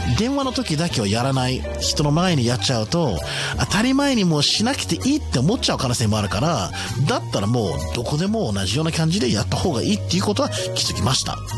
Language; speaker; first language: Japanese; non-native, fluent; English